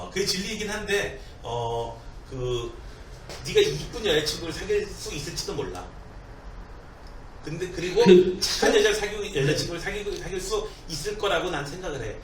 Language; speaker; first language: Korean; native; Korean